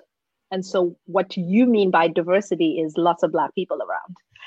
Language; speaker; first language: English; non-native, local second language; Xhosa